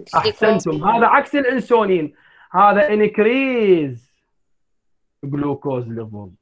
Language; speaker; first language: Arabic; native; Arabic